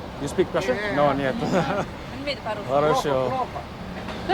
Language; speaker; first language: Russian; non-native, learner; English